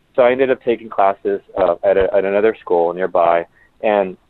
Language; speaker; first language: English; early bilingual, other home language; Spanish